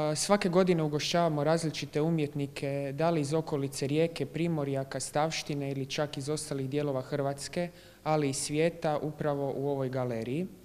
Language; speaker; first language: Croatian; native; Croatian